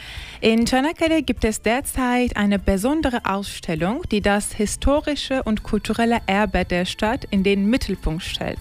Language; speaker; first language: German; non-native, learner; Turkish